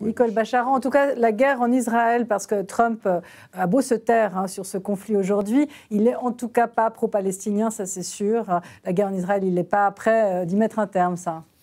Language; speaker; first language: French; native; French